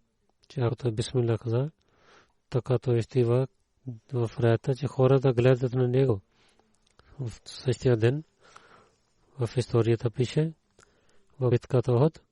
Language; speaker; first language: Bulgarian; non-native, learner; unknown